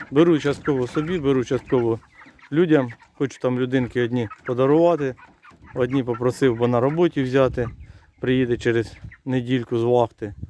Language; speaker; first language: Ukrainian; native; Ukrainian